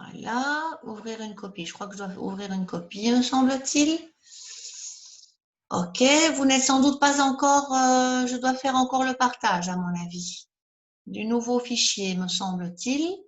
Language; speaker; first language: French; native; French